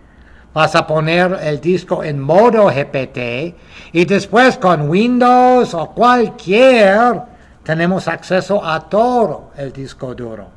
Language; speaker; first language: Spanish; non-native, fluent; English